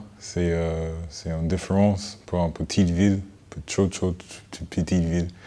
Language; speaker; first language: French; non-native, learner; English